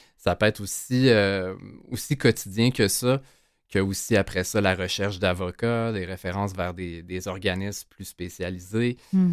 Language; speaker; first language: French; native; French